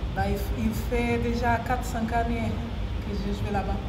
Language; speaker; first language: French; non-native, learner; Portuguese